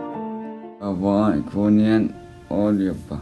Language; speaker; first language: Swedish; non-native, learner; Arabic